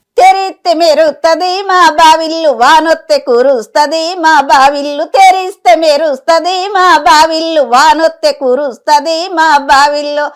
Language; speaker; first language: Telugu; native; Telugu